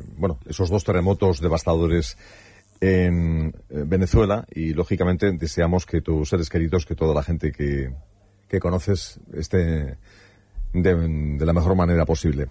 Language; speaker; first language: Spanish; native; Spanish